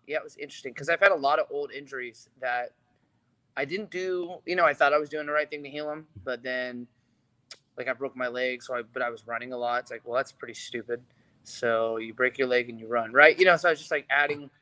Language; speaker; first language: English; native; English